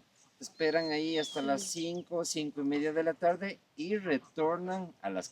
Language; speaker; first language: Spanish; native; Spanish